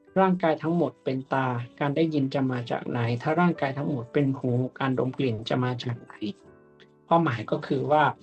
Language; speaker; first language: Thai; native; Thai